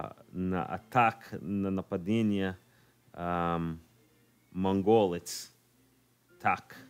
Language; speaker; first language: Russian; non-native, learner; English